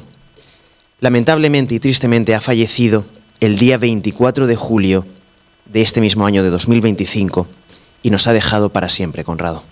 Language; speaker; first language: Spanish; native; Spanish